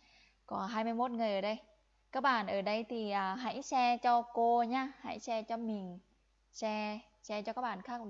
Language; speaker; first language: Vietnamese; non-native, fluent; Lao